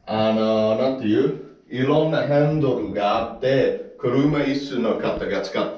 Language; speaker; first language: Japanese; non-native, learner; English